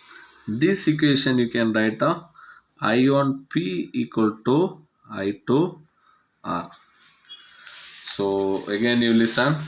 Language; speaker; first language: English; non-native, local second language; Tamil